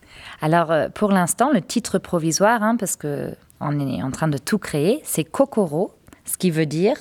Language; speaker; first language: French; non-native, fluent; German